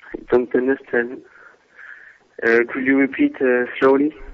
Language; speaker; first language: English; non-native, learner; French